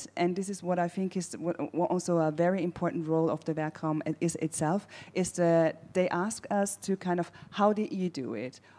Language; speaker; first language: English; non-native, fluent; German